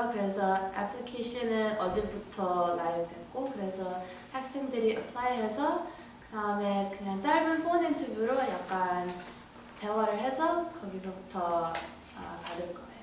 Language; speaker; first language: Korean; early bilingual, heritage; English